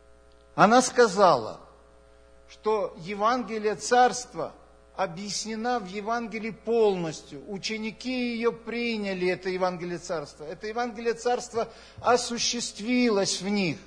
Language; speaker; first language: Russian; native; Russian